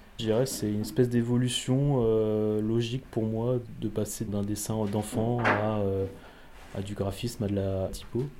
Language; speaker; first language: French; native; French